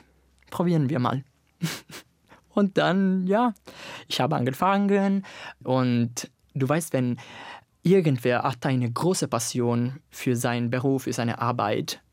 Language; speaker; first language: German; non-native, learner; Italian